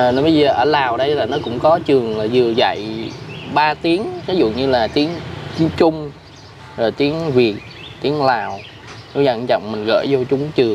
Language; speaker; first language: Vietnamese; native; Vietnamese